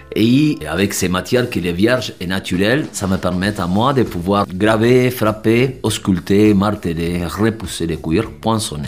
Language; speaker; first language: French; non-native, fluent; Spanish